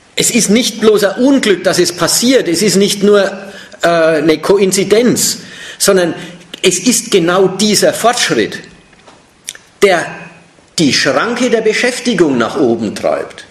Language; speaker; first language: German; native; German